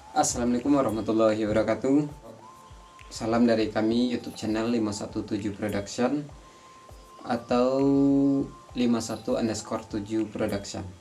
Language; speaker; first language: Indonesian; non-native, local second language; Minangkabau